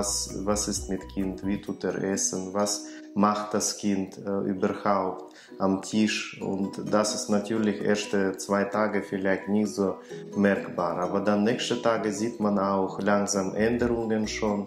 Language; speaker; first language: German; non-native, fluent; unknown